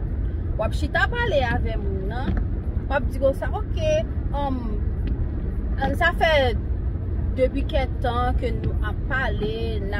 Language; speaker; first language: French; non-native, local second language; Haitian Creole